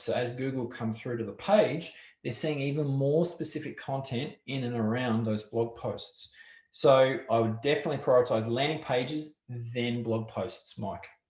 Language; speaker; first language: English; native; English